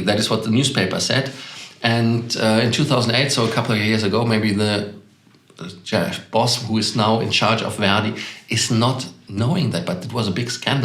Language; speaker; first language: English; non-native, fluent; German